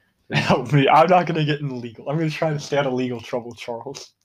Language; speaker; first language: English; native; English